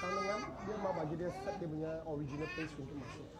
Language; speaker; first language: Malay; non-native, local second language; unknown